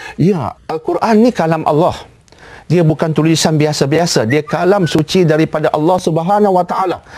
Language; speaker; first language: Malay; native; Malay